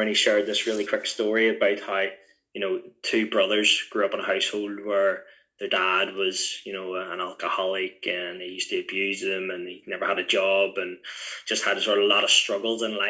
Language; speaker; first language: English; native; English